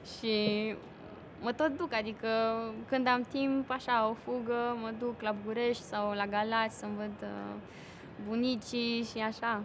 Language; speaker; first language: Romanian; early bilingual, heritage; German